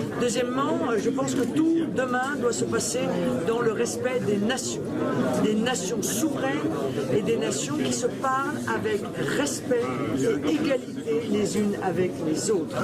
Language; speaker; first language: French; native; French